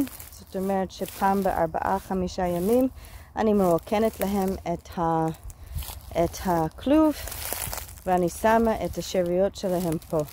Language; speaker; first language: Hebrew; non-native, fluent; English